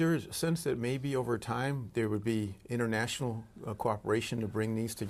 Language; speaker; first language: English; native; English